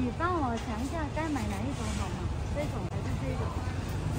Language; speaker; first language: Chinese; non-native, fluent; Vietnamese